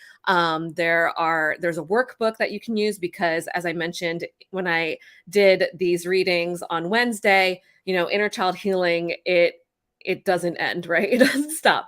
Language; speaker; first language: English; native; English